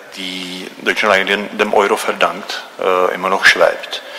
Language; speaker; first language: German; non-native, fluent; Czech